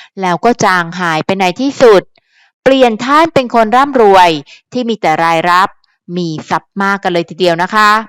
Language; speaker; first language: Thai; native; Thai